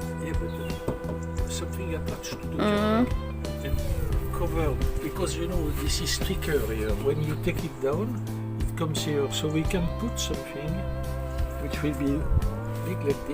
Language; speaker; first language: English; non-native, fluent; French